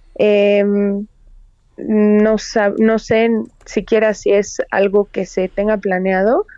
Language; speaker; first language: Spanish; native; Spanish